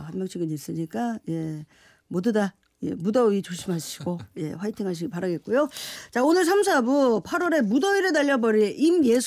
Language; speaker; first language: Korean; native; Korean